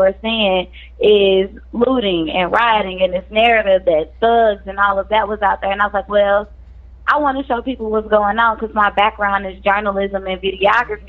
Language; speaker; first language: English; native; English